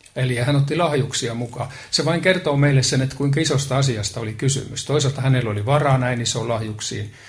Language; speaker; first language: Finnish; native; Finnish